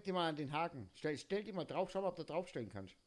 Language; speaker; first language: German; native; German